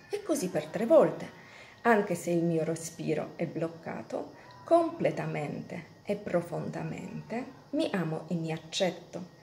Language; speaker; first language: Italian; non-native, fluent; Polish